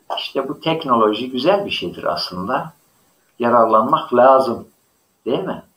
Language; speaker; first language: Turkish; non-native, local second language; Zaza